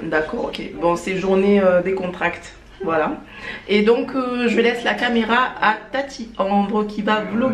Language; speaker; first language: French; native; French